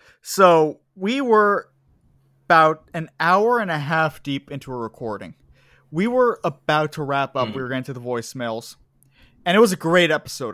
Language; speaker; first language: English; native; English